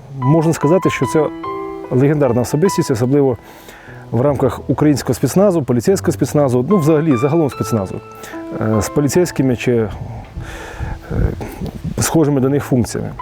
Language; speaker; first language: Ukrainian; native; Ukrainian